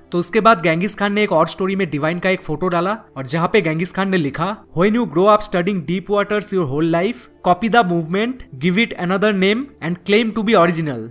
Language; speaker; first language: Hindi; non-native, local second language; Bangla